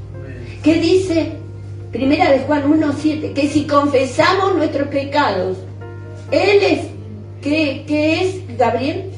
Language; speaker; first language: Spanish; native; Spanish